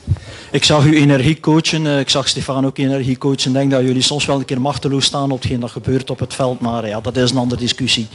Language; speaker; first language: Dutch; native; Dutch